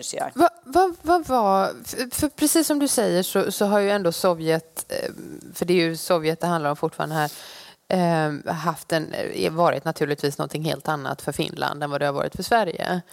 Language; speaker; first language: Swedish; native; Swedish